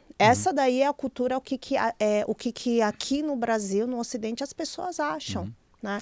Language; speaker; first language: Portuguese; early bilingual, other home language; Chinese